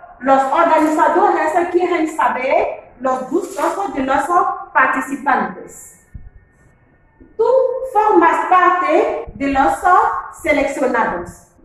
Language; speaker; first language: Spanish; non-native, fluent; French